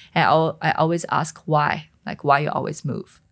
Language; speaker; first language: English; non-native, fluent; Chinese